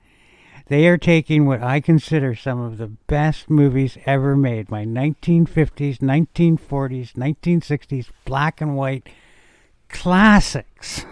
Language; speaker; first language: English; native; English